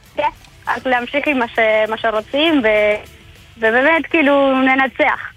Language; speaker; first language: Hebrew; non-native, learner; Spanish